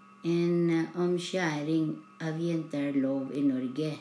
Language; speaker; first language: Norwegian; non-native, learner; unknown